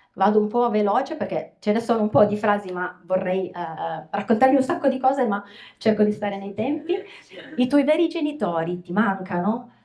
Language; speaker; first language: Italian; native; Italian